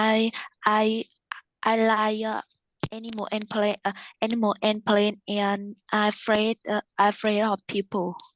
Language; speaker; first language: English; non-native, learner; Vietnamese